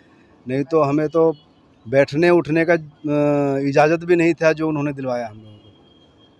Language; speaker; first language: Hindi; native; Hindi